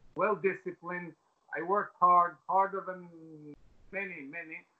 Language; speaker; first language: English; non-native, fluent; Albanian